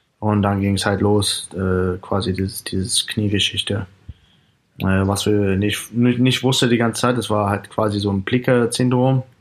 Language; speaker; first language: German; non-native, fluent; English